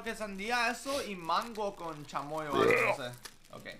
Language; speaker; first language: Spanish; early bilingual, heritage; Spanish